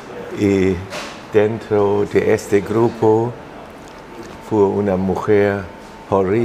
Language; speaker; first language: Spanish; non-native, fluent; German